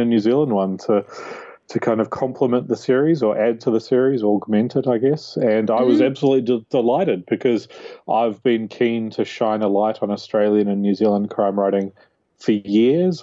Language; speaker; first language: English; native; English